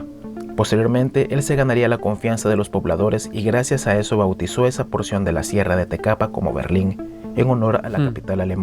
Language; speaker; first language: Spanish; native; Spanish